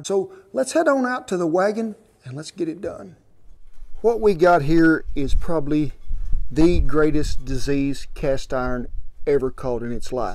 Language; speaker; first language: English; native; English